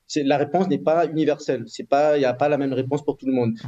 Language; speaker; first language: French; native; French